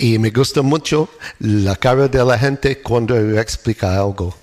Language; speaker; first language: Spanish; non-native, learner; English